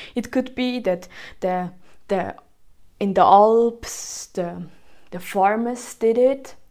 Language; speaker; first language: English; non-native, fluent; German